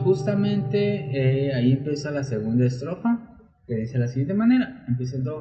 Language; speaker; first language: Spanish; native; Spanish